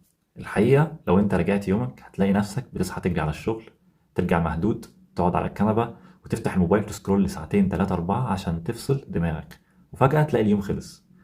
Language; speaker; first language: Arabic; native; Arabic